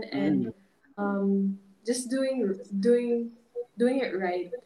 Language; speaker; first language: English; non-native, local second language; Hiligaynon